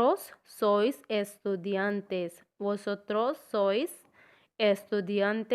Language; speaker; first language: Spanish; non-native, learner; Hindi